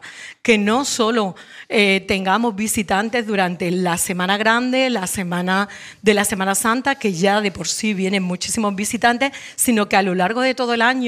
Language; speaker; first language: Spanish; native; Spanish